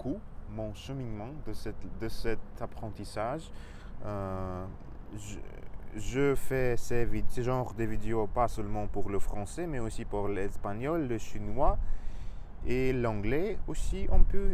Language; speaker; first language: French; non-native, fluent; Russian